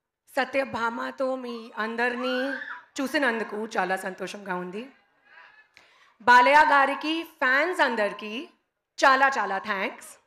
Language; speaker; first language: Telugu; non-native, learner; Hindi